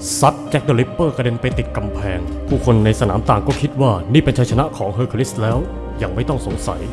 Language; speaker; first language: Thai; native; Thai